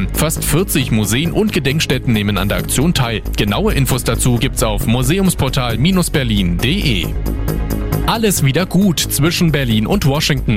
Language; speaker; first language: German; native; German